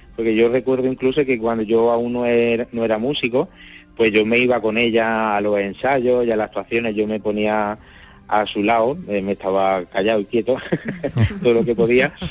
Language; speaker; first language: Spanish; native; Spanish